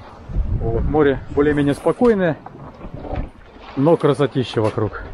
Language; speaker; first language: Russian; native; Russian